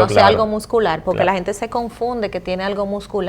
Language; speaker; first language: Spanish; native; Spanish